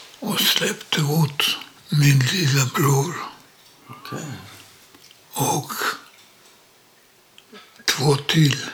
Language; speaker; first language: Swedish; non-native, learner; Polish